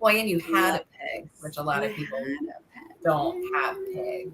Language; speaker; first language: English; native; English